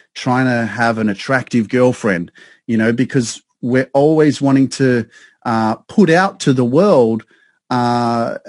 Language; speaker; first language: English; native; English